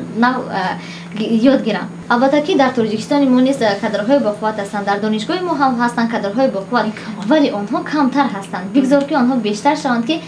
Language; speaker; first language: Tajik; native; Tajik